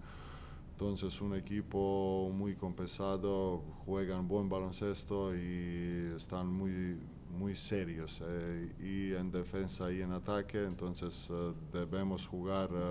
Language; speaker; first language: Spanish; non-native, fluent; Croatian